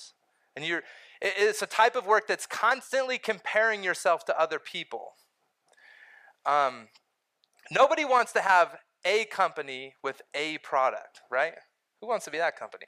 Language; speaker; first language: English; native; English